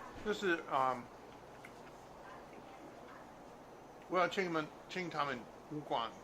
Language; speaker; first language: Chinese; non-native, learner; English